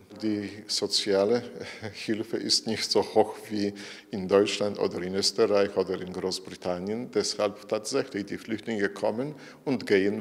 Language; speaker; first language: German; non-native, fluent; Polish